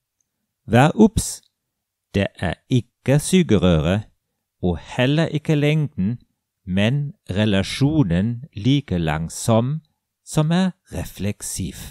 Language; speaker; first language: Norwegian; non-native, fluent; German